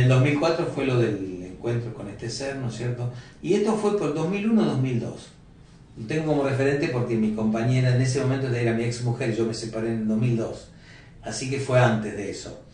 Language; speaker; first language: Spanish; native; Spanish